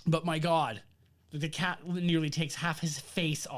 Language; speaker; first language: English; native; English